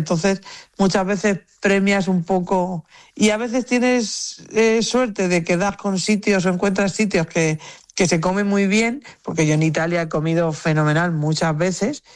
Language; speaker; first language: Spanish; native; Spanish